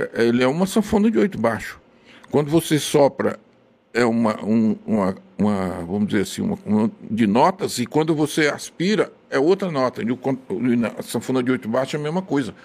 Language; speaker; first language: Portuguese; native; Portuguese